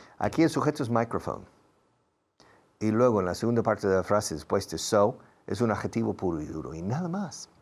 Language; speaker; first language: Spanish; non-native, fluent; English